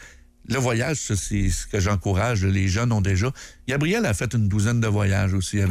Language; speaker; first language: French; native; French